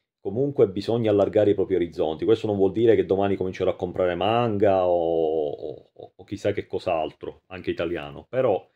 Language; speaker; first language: Italian; native; Italian